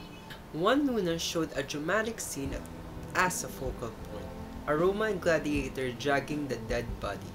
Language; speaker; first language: English; non-native, local second language; Filipino